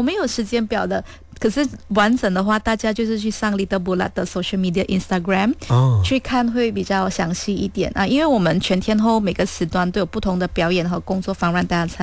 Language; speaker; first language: Chinese; native; Chinese